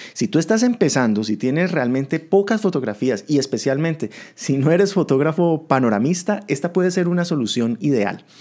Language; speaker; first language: Spanish; native; Spanish